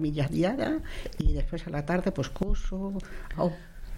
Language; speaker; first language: Catalan; non-native, local second language; Spanish